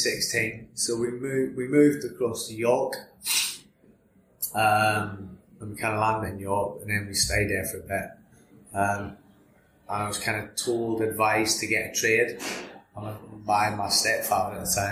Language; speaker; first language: English; native; English